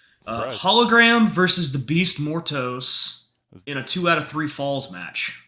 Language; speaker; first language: English; native; English